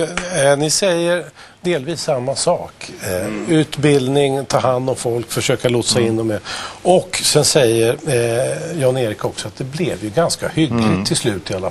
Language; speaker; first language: Swedish; native; Swedish